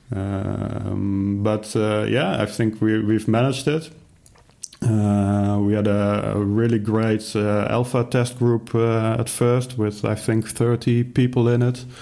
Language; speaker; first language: English; non-native, fluent; Dutch